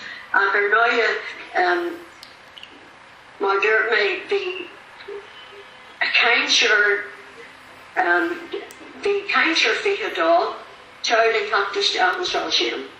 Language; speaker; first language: Irish; non-native, local second language; English